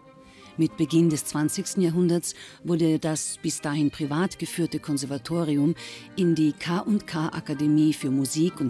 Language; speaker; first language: German; native; German